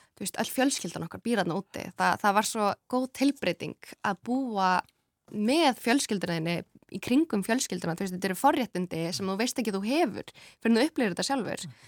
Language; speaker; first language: Icelandic; early bilingual, other home language; Kurdish